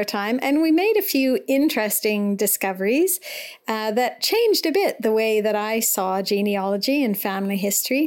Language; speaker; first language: English; native; English